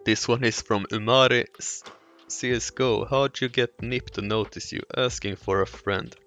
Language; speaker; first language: English; non-native, fluent; Swedish